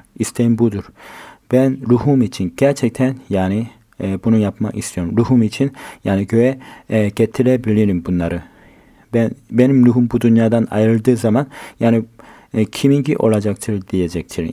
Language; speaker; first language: Turkish; non-native, fluent; Korean